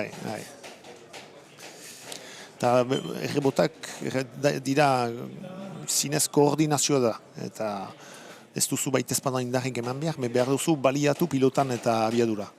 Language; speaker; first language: Basque; native; Basque